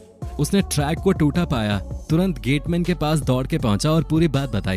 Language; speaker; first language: Hindi; native; Hindi